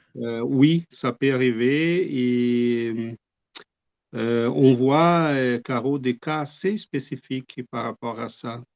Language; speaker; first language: French; non-native, fluent; Portuguese